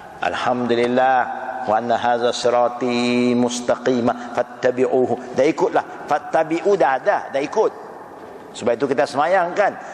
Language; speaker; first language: Malay; native; Malay